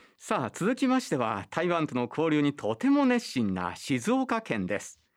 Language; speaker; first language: Japanese; native; Japanese